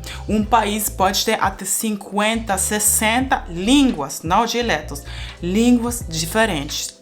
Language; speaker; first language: Portuguese; non-native, fluent; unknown